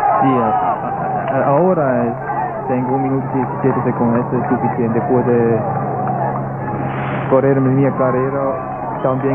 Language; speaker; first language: Spanish; non-native, learner; German